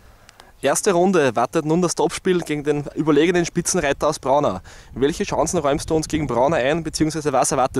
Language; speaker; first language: German; native; German